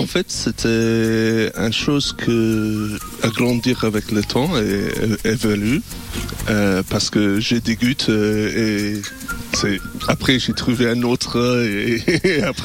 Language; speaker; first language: French; non-native, learner; English